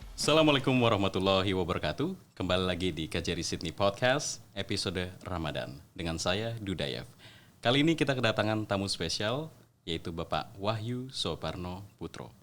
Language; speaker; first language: Indonesian; native; Indonesian